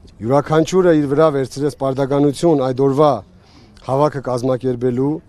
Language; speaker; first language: Armenian; native; Armenian